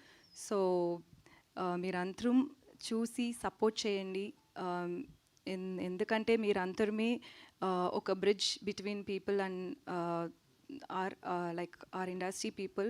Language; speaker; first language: Telugu; non-native, learner; Tamil